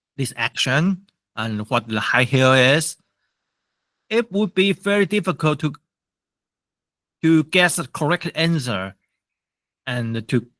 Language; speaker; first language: English; non-native, fluent; Chinese